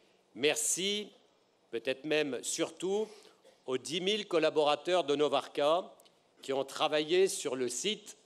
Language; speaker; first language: French; native; French